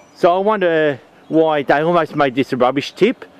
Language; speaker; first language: English; native; English